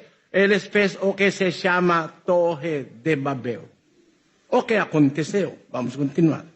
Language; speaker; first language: Portuguese; non-native, learner; Filipino